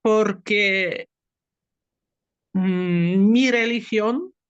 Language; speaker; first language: Spanish; non-native, fluent; Polish